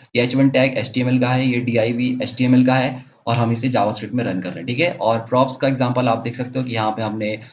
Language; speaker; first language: Hindi; native; Hindi